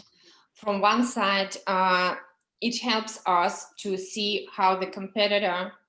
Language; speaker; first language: English; non-native, learner; Russian